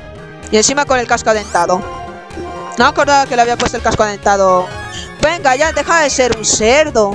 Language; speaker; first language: Spanish; native; Spanish